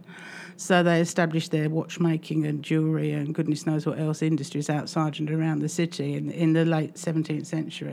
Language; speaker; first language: English; native; English